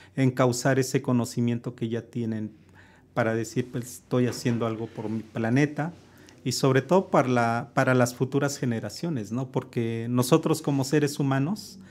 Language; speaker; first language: Spanish; native; Spanish